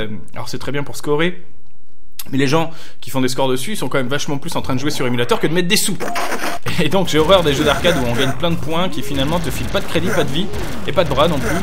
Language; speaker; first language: French; native; French